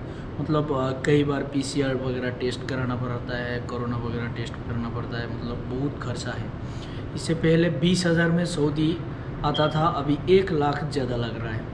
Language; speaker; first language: Hindi; non-native, local second language; Bangla